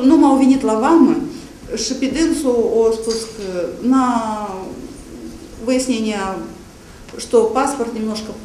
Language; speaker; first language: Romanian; non-native, local second language; Russian